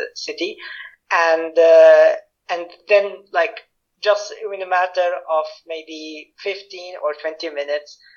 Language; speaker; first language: English; non-native, fluent; Arabic